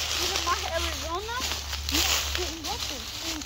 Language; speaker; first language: Spanish; early bilingual, heritage; Spanish